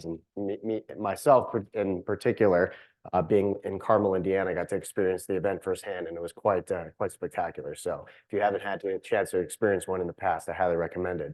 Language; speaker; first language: English; native; English